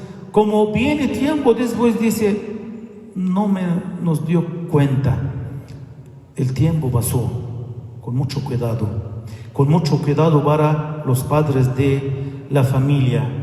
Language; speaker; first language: Spanish; non-native, fluent; Arabic